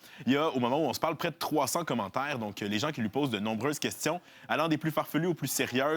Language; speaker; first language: French; native; French